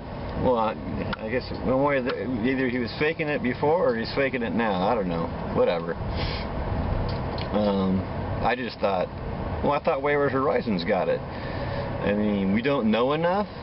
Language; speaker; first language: English; native; English